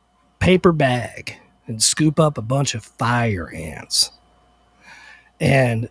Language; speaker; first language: English; native; English